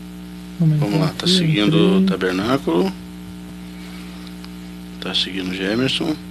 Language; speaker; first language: Portuguese; native; Portuguese